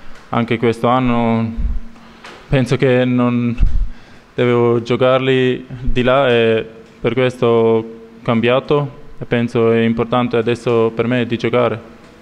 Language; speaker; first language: Italian; non-native, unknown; Albanian